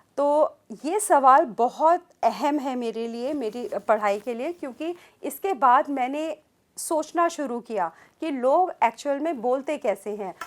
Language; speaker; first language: Hindi; native; Hindi